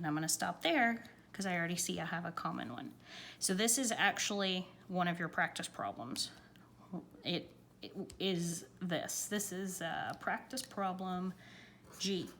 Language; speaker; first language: English; native; English